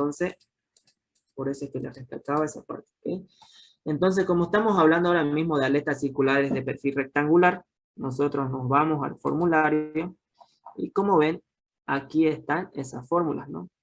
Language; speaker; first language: Spanish; native; Spanish